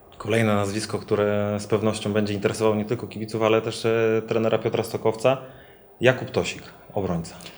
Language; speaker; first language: Polish; native; Polish